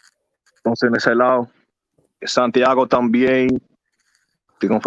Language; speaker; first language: Spanish; early bilingual, heritage; English